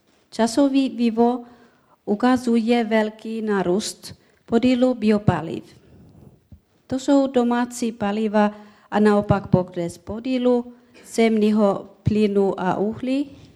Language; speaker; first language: Czech; non-native, learner; Finnish